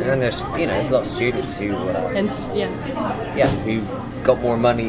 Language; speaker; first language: English; native; English